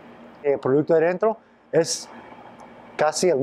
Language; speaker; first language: Spanish; non-native, fluent; English